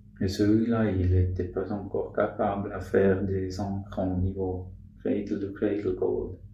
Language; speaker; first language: French; non-native, local second language; Swiss German